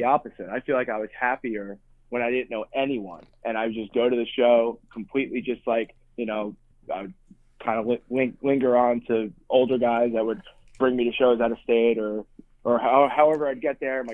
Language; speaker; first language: English; native; English